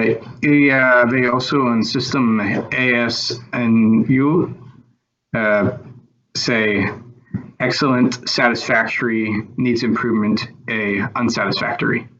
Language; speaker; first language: French; non-native, learner; English